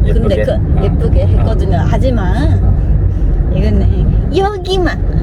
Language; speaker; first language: Korean; non-native, learner; Japanese